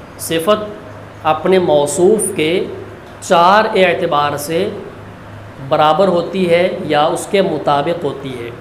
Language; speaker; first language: Urdu; native; Urdu